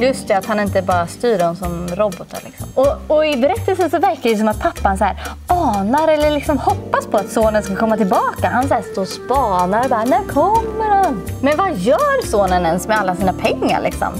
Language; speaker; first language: Swedish; native; Swedish